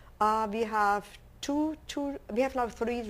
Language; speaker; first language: English; non-native, local second language; German